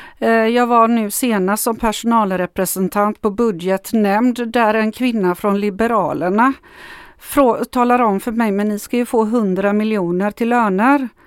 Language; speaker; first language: Swedish; non-native, fluent; Macedonian